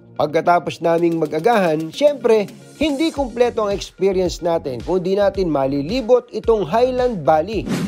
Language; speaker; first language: Filipino; native; Filipino